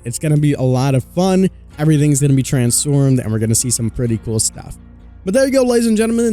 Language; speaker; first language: English; native; English